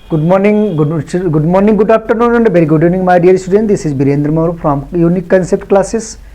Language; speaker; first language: English; non-native, local second language; Hindi